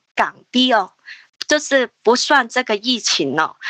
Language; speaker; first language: Chinese; non-native, local second language; Cantonese